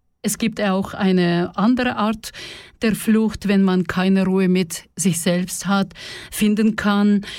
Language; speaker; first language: German; non-native, fluent; Russian